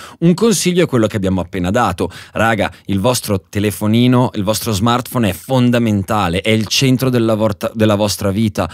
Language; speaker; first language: Italian; native; Italian